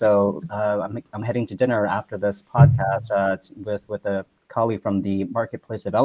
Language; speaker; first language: English; early bilingual, other home language; Vietnamese